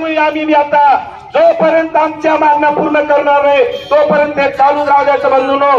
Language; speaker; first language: Marathi; non-native, local second language; Lambadi